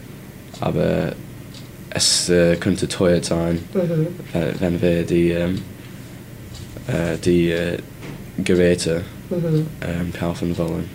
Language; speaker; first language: German; non-native, learner; English